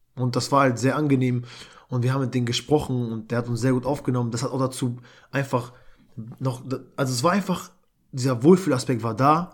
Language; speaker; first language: German; early bilingual, other home language; Albanian